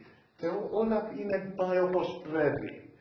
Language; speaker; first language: Greek; early bilingual, heritage; English